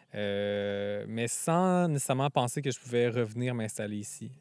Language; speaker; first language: French; native; French